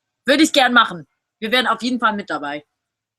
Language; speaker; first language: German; non-native, fluent; English